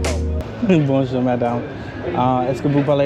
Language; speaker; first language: French; non-native, learner; English